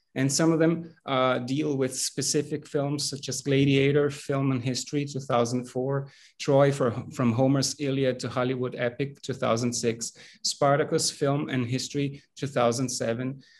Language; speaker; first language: English; non-native, fluent; Portuguese